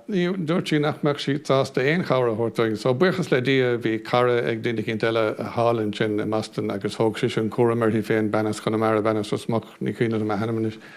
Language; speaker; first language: Irish; non-native, local second language; English